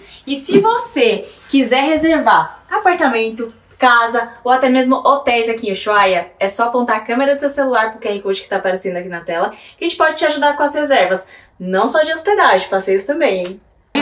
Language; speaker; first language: Portuguese; native; Portuguese